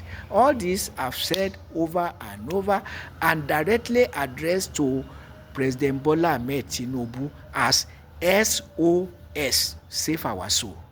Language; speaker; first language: English; non-native, local second language; Yoruba